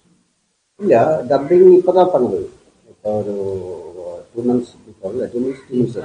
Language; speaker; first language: Tamil; non-native, learner; Malayalam